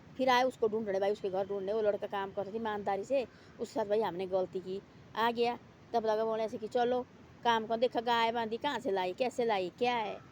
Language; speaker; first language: Hindi; non-native, local second language; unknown